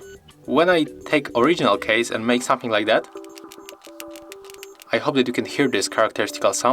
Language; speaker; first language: English; non-native, fluent; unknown